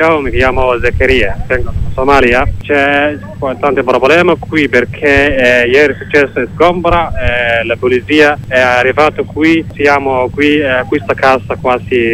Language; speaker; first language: Italian; non-native, learner; Somali